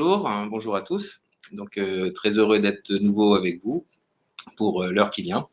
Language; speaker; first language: French; native; French